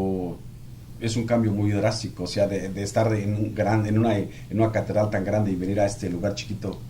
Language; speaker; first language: Spanish; native; Spanish